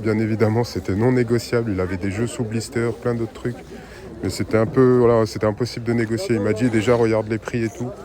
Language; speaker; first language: French; native; French